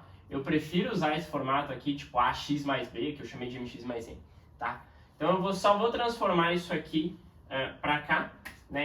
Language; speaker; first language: Portuguese; native; Portuguese